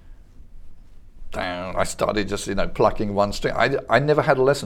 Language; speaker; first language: English; native; English